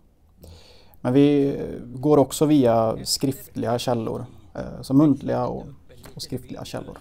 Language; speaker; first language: Swedish; native; Swedish